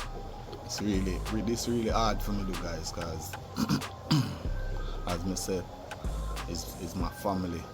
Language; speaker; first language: English; native; English